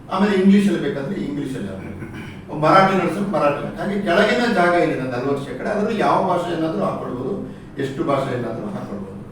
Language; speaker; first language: Kannada; native; Kannada